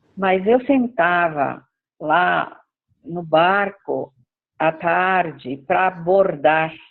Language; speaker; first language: Portuguese; early bilingual, other home language; Spanish